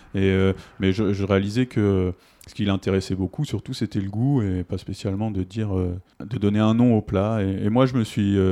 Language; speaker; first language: French; native; French